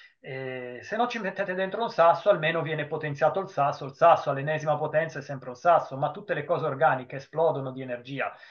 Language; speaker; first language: Italian; native; Italian